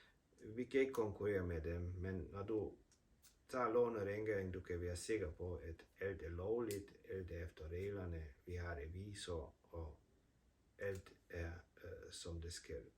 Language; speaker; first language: Danish; non-native, fluent; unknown